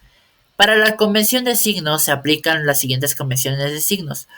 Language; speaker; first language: Spanish; native; Spanish